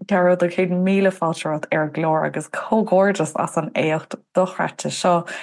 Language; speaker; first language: Irish; non-native, local second language; English